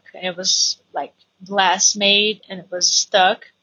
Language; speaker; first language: English; non-native, fluent; Portuguese